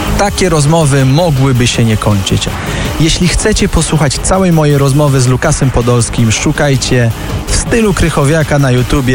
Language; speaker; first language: Polish; native; Polish